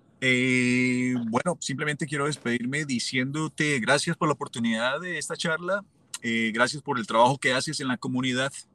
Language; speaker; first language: Spanish; native; Spanish